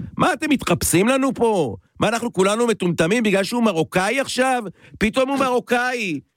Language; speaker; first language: Hebrew; native; Hebrew